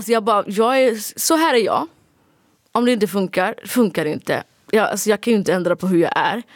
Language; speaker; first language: Swedish; early bilingual, other home language; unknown